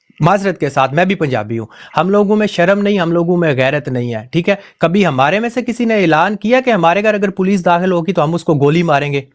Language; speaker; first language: Urdu; non-native, local second language; Punjabi